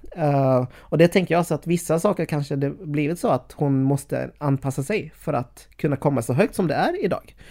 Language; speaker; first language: Swedish; native; Swedish